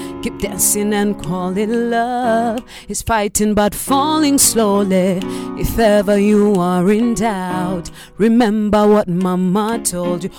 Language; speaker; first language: English; non-native, local second language; Kamba